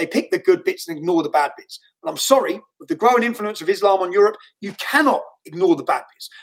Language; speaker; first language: English; native; English